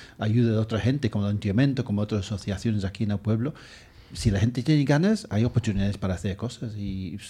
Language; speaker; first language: Spanish; non-native, fluent; English